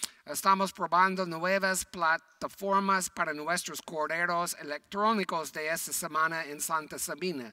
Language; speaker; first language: Spanish; non-native, fluent; English